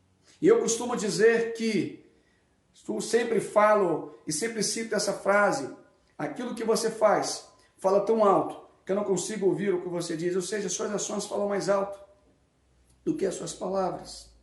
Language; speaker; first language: Portuguese; native; Portuguese